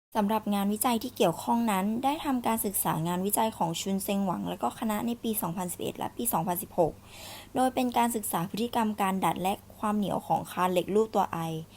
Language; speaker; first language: Thai; native; Thai